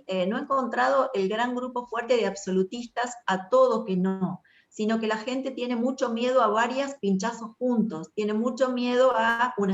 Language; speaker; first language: Spanish; native; Spanish